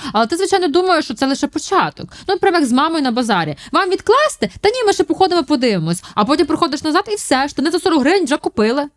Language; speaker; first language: Ukrainian; native; Ukrainian